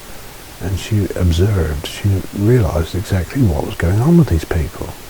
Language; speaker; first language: English; native; English